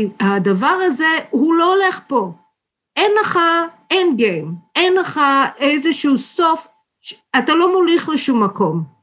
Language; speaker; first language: Hebrew; non-native, fluent; English